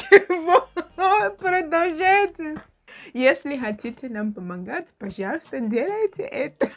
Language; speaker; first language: Russian; non-native, learner; English